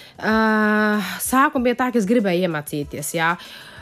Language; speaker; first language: Latvian; non-native, fluent; Portuguese